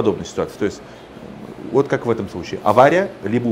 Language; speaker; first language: Russian; early bilingual, heritage; Russian